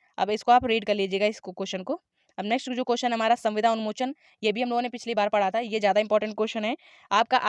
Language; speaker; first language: Hindi; native; Hindi